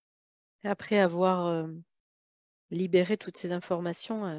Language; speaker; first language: French; native; French